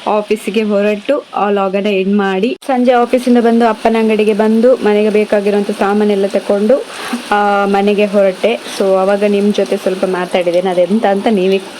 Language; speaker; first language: Kannada; non-native, local second language; Tulu